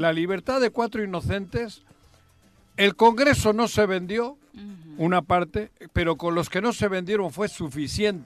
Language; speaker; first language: Spanish; native; Spanish